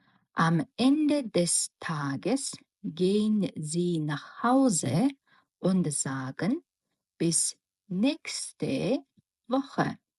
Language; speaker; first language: German; non-native, fluent; Mongolian